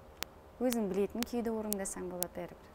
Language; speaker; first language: Kazakh; native; Kazakh